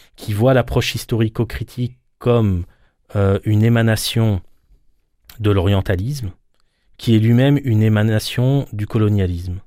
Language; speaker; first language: French; native; French